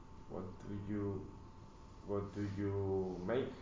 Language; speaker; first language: English; non-native, learner; Spanish